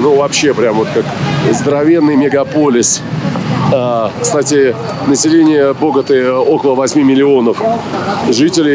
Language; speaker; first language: Russian; native; Russian